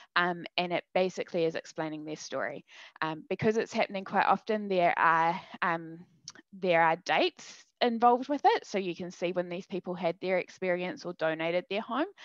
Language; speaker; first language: English; native; English